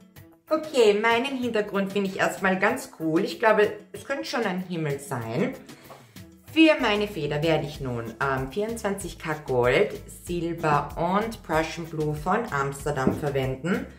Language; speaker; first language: German; native; German